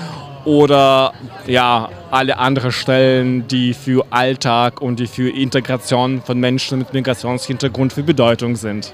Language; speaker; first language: German; non-native, fluent; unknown